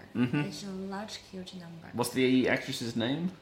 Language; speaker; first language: English; non-native, learner; Chinese